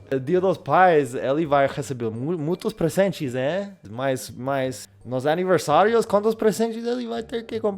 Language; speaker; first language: Portuguese; non-native, learner; English